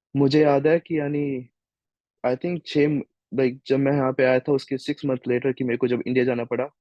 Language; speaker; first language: Hindi; native; Hindi